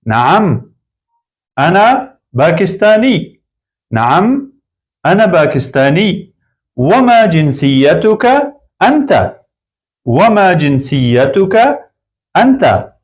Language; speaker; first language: Arabic; non-native, fluent; Persian